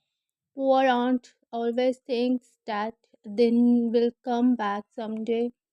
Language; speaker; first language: English; non-native, learner; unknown